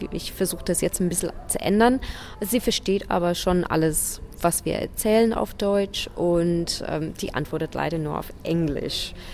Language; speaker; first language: German; non-native, fluent; English